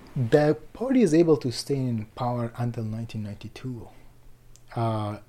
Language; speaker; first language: English; non-native, fluent; Persian